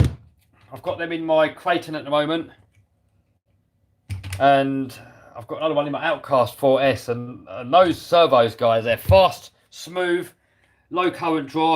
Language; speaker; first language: English; native; English